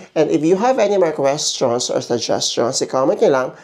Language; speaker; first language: English; non-native, local second language; Filipino